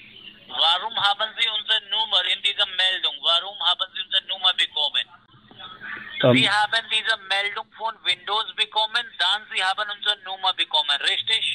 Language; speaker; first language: German; non-native, learner; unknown